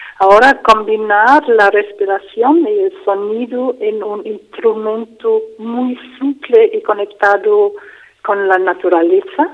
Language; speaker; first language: Spanish; non-native, fluent; English